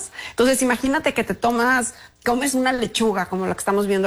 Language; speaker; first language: Spanish; native; Spanish